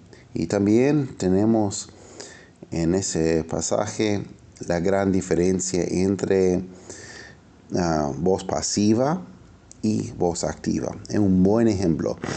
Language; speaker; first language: Spanish; non-native, fluent; English